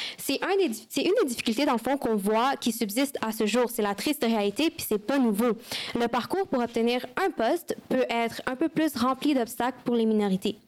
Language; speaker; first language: French; early bilingual, other home language; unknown